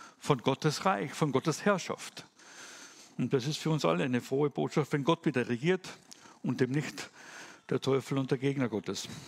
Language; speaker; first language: German; native; German